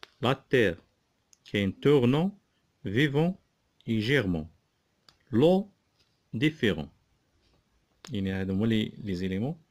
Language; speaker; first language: French; non-native, local second language; Arabic